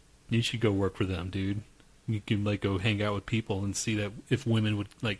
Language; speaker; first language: English; native; English